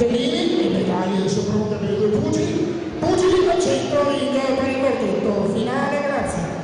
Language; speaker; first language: Italian; native; Italian